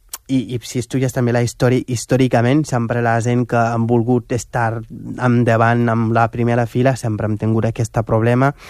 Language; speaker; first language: Catalan; non-native, fluent; Wolof